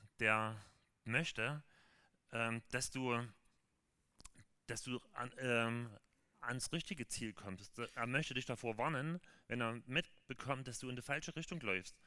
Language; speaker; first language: German; native; German